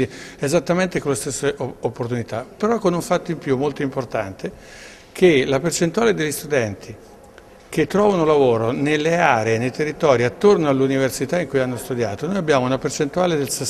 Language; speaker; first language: Italian; native; Italian